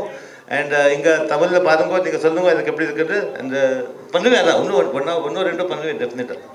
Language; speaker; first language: Tamil; early bilingual, other home language; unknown